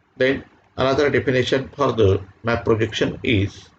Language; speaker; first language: English; non-native, local second language; Marathi